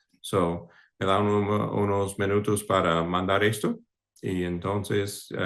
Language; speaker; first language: Spanish; non-native, fluent; English